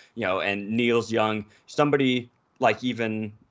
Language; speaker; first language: English; native; English